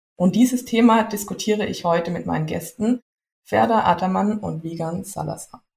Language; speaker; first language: German; native; German